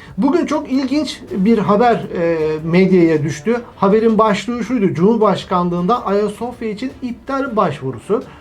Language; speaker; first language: Turkish; native; Turkish